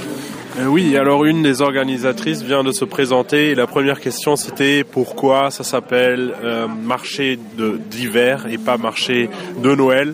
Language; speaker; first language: French; non-native, fluent; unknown